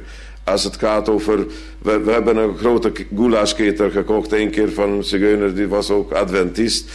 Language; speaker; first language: Dutch; non-native, fluent; Hungarian